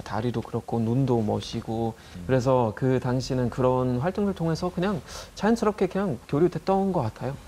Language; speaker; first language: Korean; non-native, fluent; German